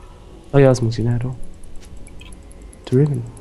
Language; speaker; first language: German; native; German